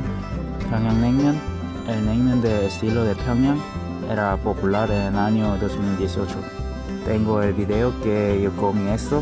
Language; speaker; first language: Spanish; non-native, learner; Korean